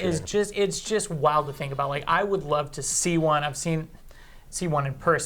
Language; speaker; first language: English; native; English